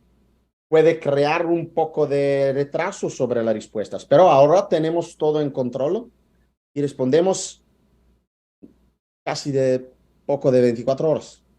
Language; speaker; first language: Spanish; non-native, fluent; Italian